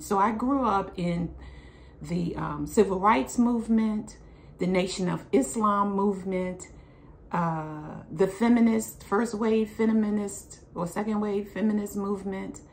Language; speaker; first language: English; native; English